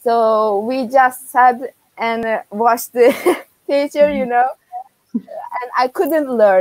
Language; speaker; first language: English; non-native, fluent; Turkish